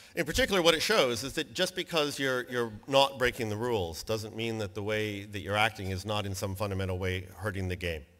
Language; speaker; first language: English; native; English